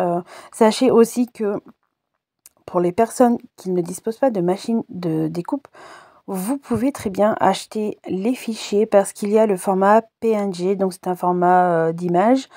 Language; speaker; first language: French; native; French